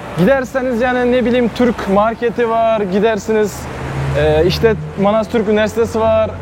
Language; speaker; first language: Turkish; non-native, fluent; Kyrgyz